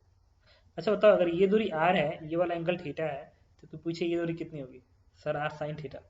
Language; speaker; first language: Hindi; native; Hindi